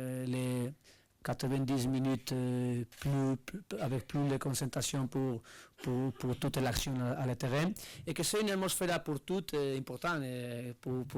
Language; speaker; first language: French; non-native, learner; Spanish